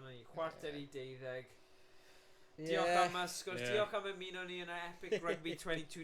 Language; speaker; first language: Welsh; native; Welsh